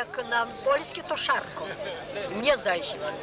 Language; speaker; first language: Polish; non-native, local second language; Belarusian